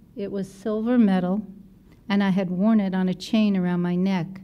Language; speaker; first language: English; native; English